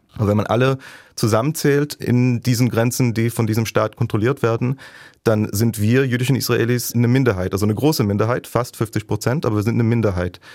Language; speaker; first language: German; non-native, fluent; Hebrew